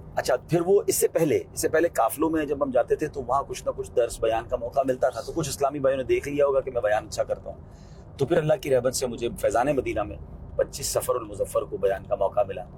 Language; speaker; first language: Urdu; non-native, local second language; Memoni